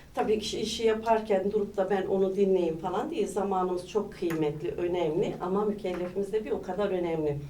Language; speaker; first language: Turkish; native; Turkish